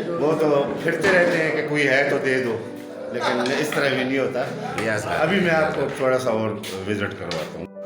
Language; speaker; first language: Urdu; non-native, local second language; Pashto